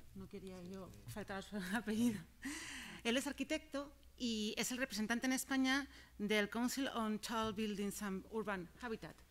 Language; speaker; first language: Spanish; native; Spanish